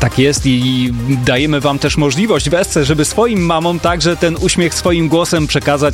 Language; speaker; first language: Polish; native; Polish